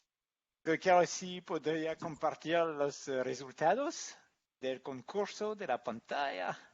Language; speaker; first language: Spanish; non-native, fluent; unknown